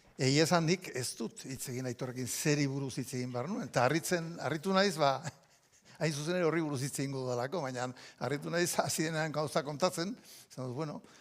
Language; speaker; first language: Basque; native; Basque